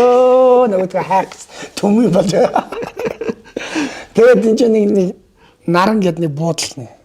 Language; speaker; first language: Mongolian; native; Mongolian